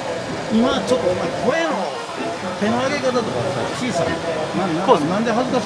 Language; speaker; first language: Japanese; native; Japanese